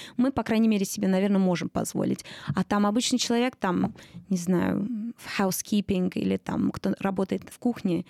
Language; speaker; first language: Russian; early bilingual, heritage; Russian